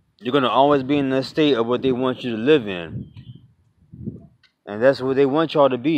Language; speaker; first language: English; native; English